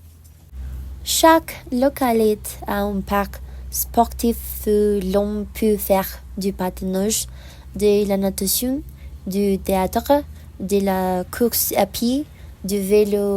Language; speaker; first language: French; non-native, learner; Spanish